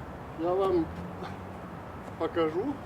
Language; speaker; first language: Russian; non-native, learner; Chinese